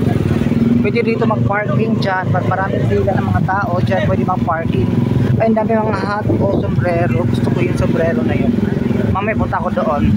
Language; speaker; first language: Filipino; non-native, local second language; Cebuano